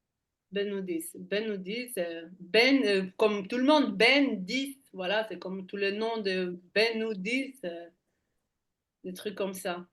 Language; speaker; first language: French; non-native, fluent; Hebrew